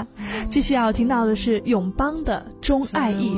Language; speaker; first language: Chinese; native; Chinese